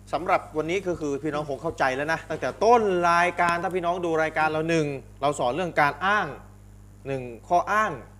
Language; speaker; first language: Thai; native; Thai